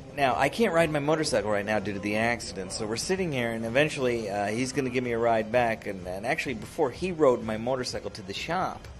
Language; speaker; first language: English; native; English